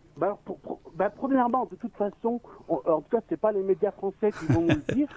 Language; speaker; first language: French; native; French